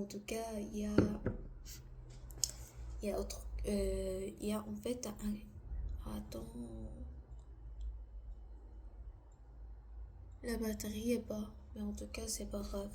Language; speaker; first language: French; non-native, learner; Korean